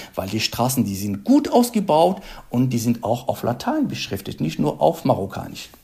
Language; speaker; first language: German; non-native, fluent; Arabic